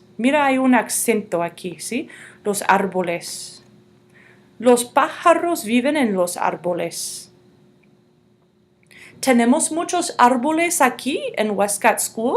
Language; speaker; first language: Spanish; non-native, fluent; English